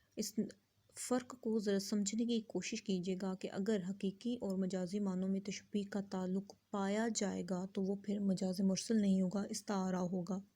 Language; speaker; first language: Urdu; native; Urdu